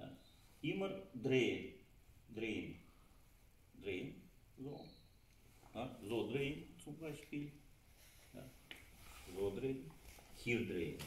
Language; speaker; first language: German; non-native, learner; Russian